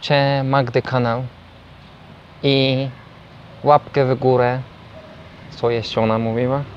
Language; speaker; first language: Polish; non-native, fluent; Turkish